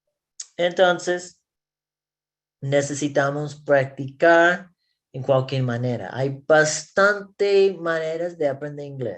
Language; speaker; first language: Spanish; non-native, learner; English